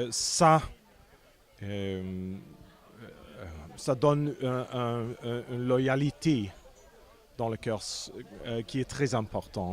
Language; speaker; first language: French; non-native, fluent; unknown